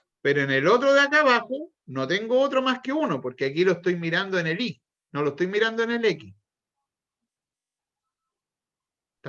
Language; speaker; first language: Spanish; native; Spanish